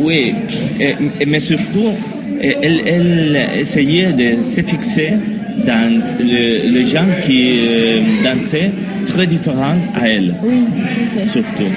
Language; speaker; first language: French; non-native, learner; Spanish